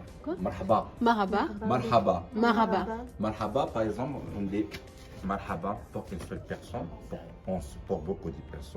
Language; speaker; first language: French; non-native, local second language; Arabic